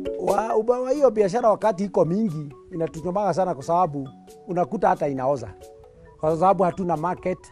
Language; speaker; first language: Swahili; non-native, local second language; Kikuyu